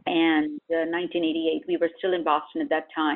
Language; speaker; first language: English; non-native, local second language; Gujarati